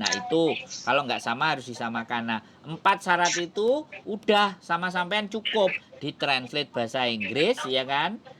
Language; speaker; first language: Indonesian; non-native, local second language; Javanese